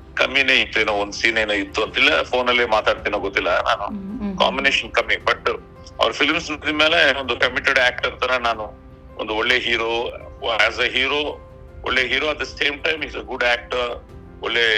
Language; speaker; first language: Kannada; non-native, local second language; Telugu